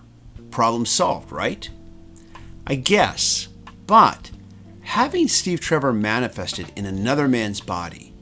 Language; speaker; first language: English; native; English